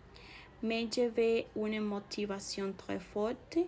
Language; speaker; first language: French; non-native, learner; Spanish